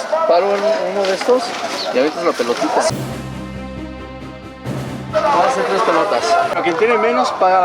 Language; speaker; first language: Spanish; native; Spanish